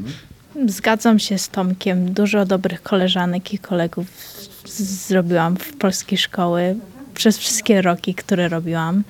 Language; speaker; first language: Polish; early bilingual, heritage; Polish